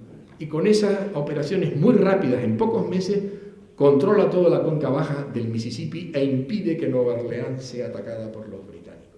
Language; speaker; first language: Spanish; native; Spanish